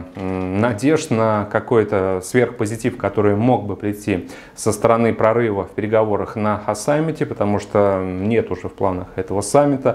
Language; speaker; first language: Russian; native; Russian